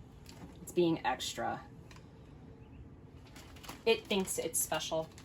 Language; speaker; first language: English; native; English